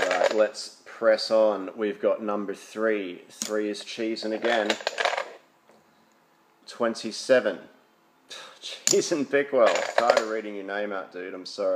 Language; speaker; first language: English; native; English